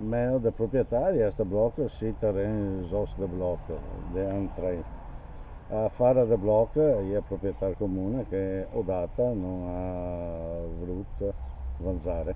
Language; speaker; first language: Romanian; non-native, learner; Italian